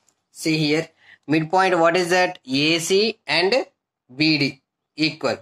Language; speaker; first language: English; non-native, local second language; Telugu